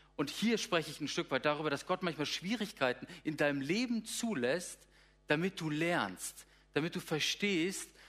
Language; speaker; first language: German; native; German